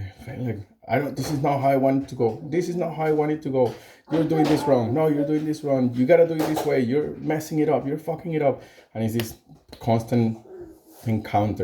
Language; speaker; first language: English; non-native, fluent; Spanish